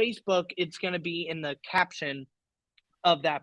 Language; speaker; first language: English; native; English